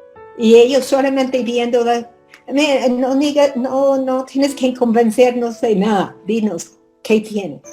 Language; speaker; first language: Spanish; non-native, fluent; English